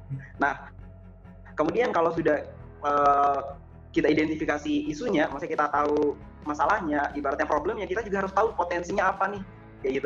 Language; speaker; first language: Indonesian; non-native, local second language; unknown